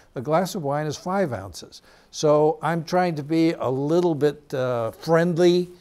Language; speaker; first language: English; native; English